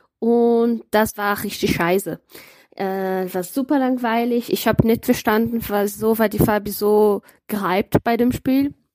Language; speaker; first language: German; non-native, learner; Portuguese